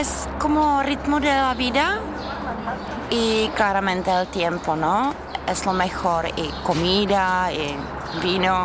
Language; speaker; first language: Spanish; non-native, fluent; Czech